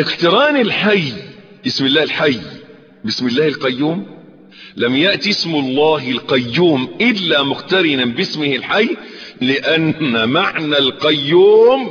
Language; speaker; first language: Arabic; native; Arabic